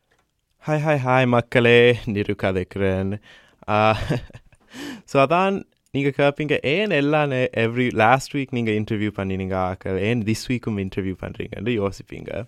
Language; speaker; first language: Tamil; early bilingual, heritage; Tamil